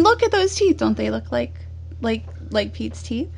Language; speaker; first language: English; native; English